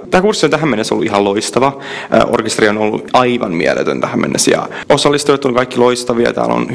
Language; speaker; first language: Finnish; early bilingual, other home language; English